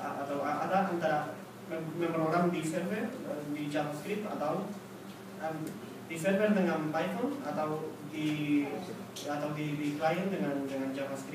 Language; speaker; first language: Indonesian; non-native, fluent; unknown